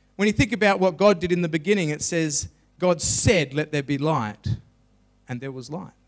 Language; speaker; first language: English; native; English